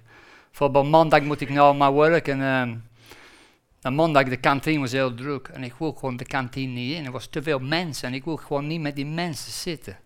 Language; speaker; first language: Dutch; non-native, fluent; English